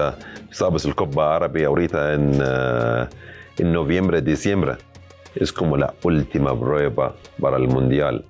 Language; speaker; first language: Spanish; non-native, learner; Arabic